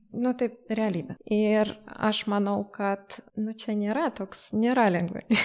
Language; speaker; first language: Lithuanian; non-native, local second language; Russian